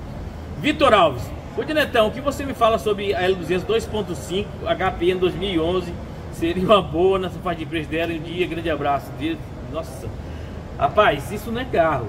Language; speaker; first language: Portuguese; native; Portuguese